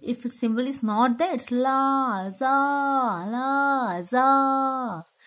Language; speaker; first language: English; non-native, local second language; Tamil